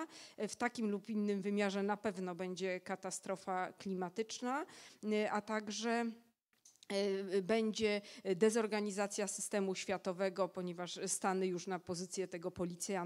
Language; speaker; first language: Polish; native; Polish